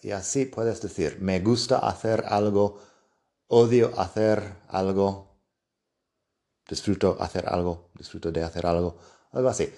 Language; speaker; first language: Spanish; non-native, fluent; English